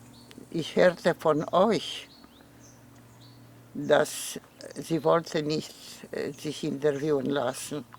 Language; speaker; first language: German; non-native, fluent; Polish